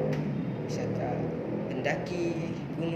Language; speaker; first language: Indonesian; non-native, learner; Malay